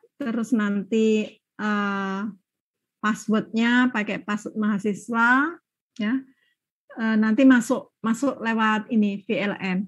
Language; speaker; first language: Indonesian; native; Indonesian